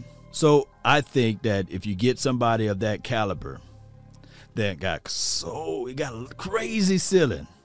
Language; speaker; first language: English; native; English